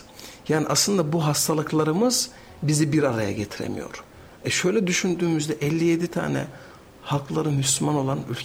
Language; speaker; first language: Turkish; native; Turkish